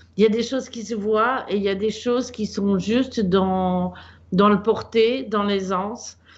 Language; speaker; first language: French; native; French